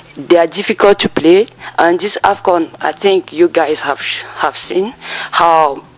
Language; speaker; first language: English; non-native, local second language; French